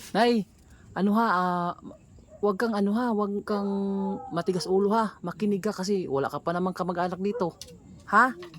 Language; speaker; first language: Filipino; native; Filipino